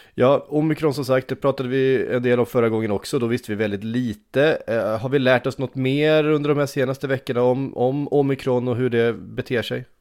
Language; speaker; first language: Swedish; native; Swedish